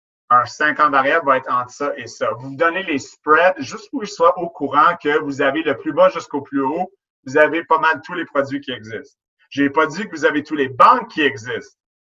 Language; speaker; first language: French; native; French